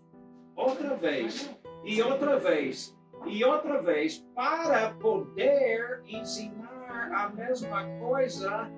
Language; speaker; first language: Portuguese; non-native, fluent; English